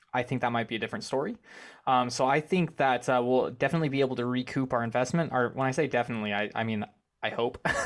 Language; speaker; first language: English; native; English